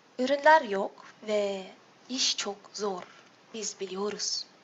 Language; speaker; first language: Turkish; non-native, learner; Russian